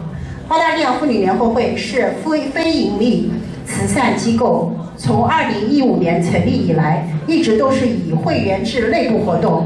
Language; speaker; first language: Chinese; native; Chinese